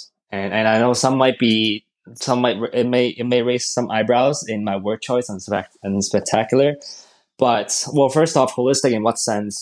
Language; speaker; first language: English; non-native, local second language; Cantonese